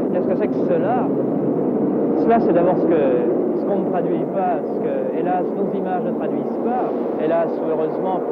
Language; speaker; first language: French; native; French